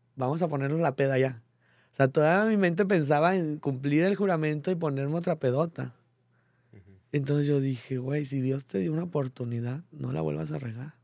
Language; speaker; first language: Spanish; native; Spanish